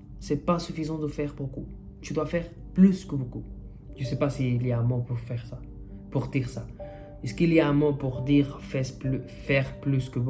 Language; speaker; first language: French; non-native, learner; Spanish